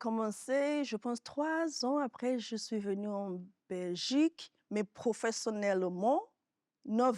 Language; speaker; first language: French; non-native, fluent; Yoruba